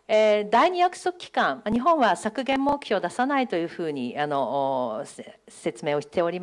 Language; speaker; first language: Japanese; native; Japanese